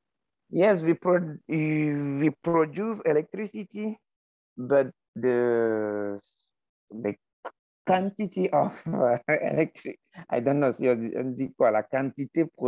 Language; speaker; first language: English; non-native, learner; Arabic